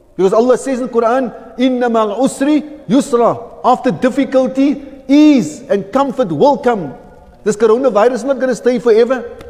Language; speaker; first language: English; native; English